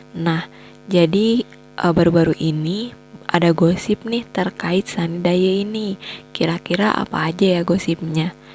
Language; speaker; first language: Indonesian; native; Indonesian